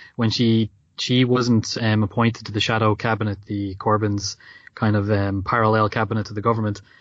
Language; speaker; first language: English; native; English